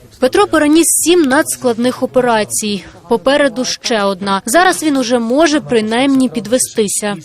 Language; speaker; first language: Ukrainian; native; Ukrainian